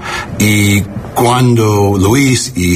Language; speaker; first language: Spanish; non-native, learner; English